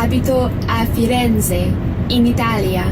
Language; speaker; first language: Italian; non-native, learner; English